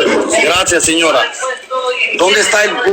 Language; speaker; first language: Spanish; non-native, learner; Albanian